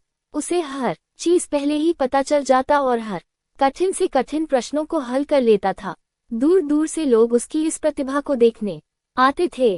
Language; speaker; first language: Hindi; native; Hindi